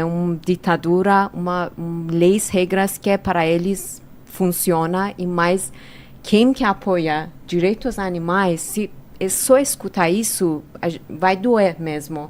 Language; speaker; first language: Portuguese; non-native, fluent; Persian